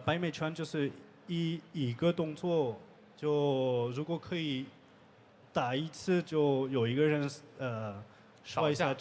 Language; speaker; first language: Chinese; non-native, learner; French